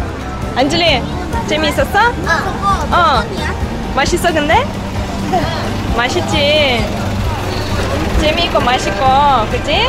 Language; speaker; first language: Korean; non-native, fluent; Russian